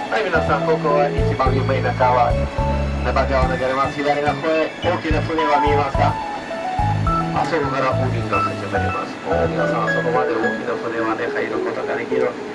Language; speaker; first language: Japanese; non-native, learner; Russian